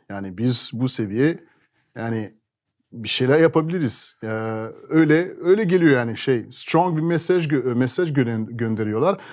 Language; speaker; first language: Turkish; non-native, fluent; French